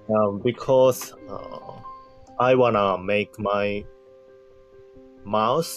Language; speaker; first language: English; non-native, learner; Japanese